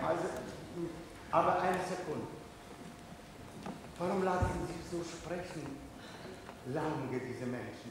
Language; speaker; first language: German; non-native, fluent; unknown